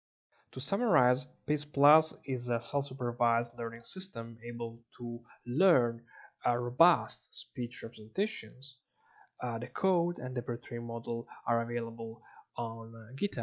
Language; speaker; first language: English; non-native, fluent; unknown